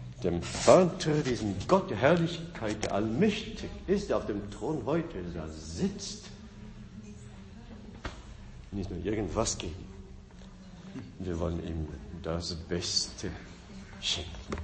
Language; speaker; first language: German; non-native, fluent; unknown